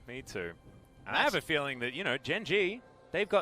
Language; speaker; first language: English; native; English